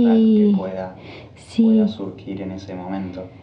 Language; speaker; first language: Spanish; native; Spanish